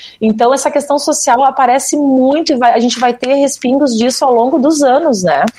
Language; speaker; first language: Portuguese; native; Portuguese